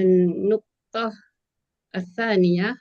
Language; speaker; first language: Arabic; non-native, learner; Malay